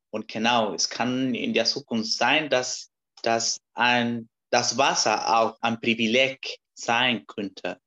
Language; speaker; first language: German; non-native, learner; Spanish